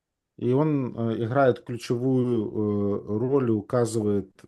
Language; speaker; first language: Russian; native; Russian